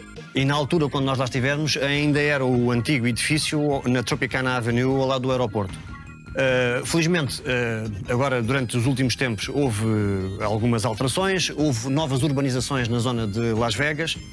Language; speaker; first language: Portuguese; native; Portuguese